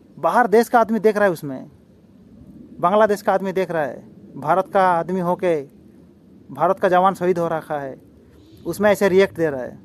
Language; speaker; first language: Hindi; non-native, local second language; Bangla